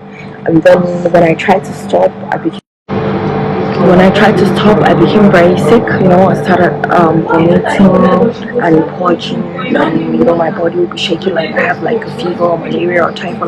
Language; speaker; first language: English; non-native, local second language; Hausa